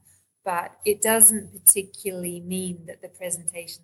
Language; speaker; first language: English; native; English